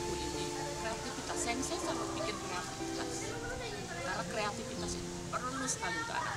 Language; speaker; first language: Indonesian; native; Indonesian